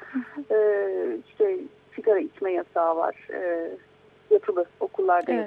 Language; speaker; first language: Turkish; native; Turkish